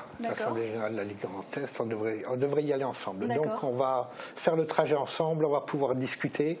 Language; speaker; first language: French; native; French